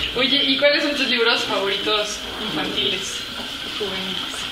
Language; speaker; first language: Spanish; native; Spanish